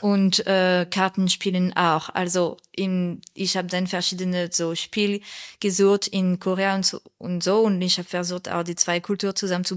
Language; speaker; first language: German; non-native, fluent; French